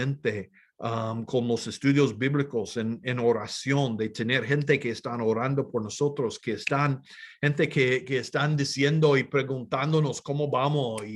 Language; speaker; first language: Spanish; non-native, fluent; English